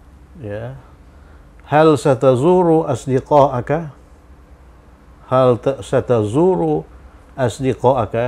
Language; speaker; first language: Arabic; non-native, fluent; Indonesian